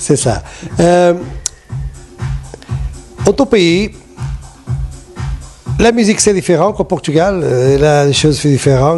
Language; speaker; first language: French; non-native, learner; Portuguese